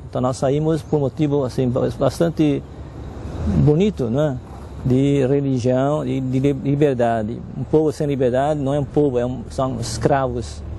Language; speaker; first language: Portuguese; non-native, fluent; Chinese